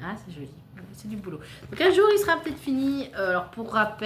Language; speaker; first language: French; native; French